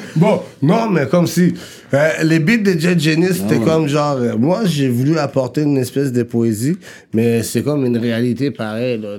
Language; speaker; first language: French; early bilingual, other home language; Rundi